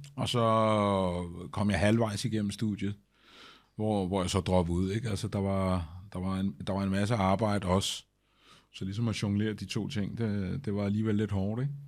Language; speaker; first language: Danish; early bilingual, other home language; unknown